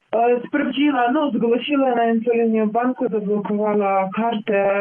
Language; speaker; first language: Polish; non-native, learner; Ukrainian